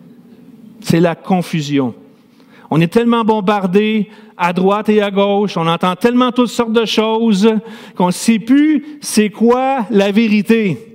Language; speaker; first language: French; native; French